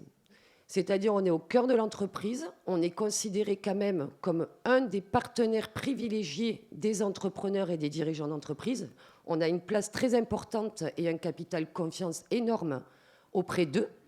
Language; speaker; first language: French; native; French